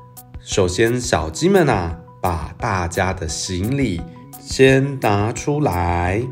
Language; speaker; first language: Chinese; native; Chinese